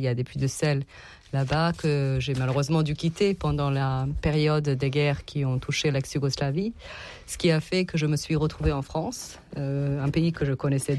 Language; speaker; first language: French; non-native, fluent; Serbian